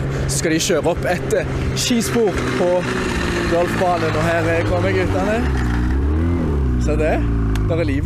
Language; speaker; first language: Norwegian; native; Norwegian